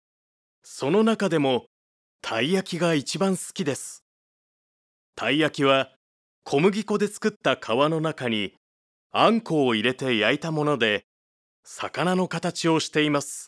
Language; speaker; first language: Japanese; non-native, learner; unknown